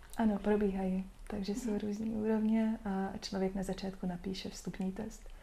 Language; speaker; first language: Czech; non-native, fluent; Hungarian